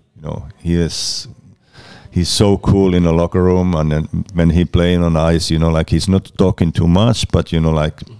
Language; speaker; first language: English; non-native, learner; Finnish